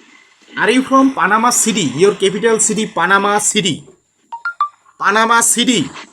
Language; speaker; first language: English; non-native, local second language; Bangla